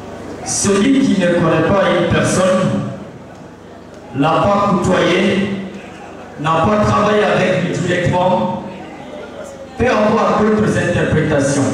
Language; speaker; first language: French; non-native, local second language; Fula